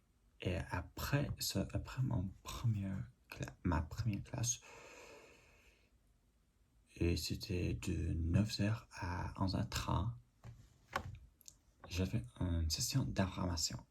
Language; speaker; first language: French; non-native, learner; English